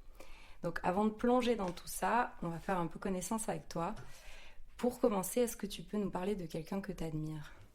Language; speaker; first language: French; native; French